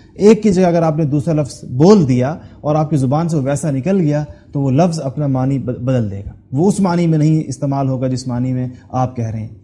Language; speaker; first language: Urdu; non-native, local second language; Pashto